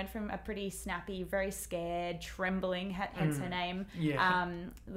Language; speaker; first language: English; native; English